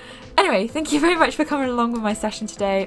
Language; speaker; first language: English; native; English